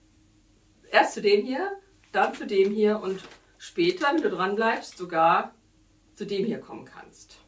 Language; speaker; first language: German; native; German